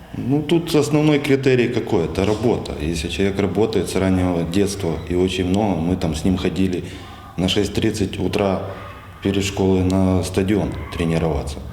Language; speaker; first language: Russian; native; Russian